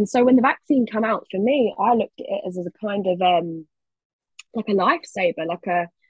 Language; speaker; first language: English; native; English